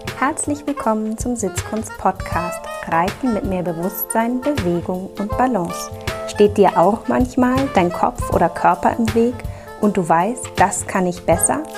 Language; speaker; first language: German; native; German